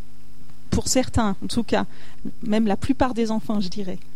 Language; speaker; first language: French; native; French